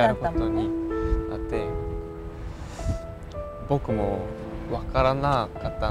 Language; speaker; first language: Japanese; non-native, learner; Korean